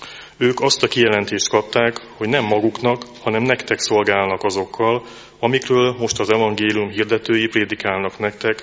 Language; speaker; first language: Hungarian; native; Hungarian